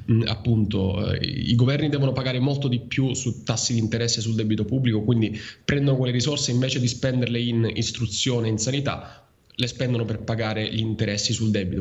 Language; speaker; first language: Italian; native; Italian